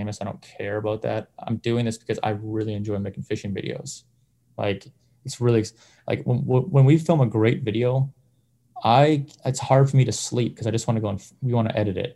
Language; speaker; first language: English; native; English